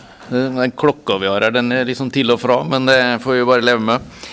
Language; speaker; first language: Norwegian; native; Norwegian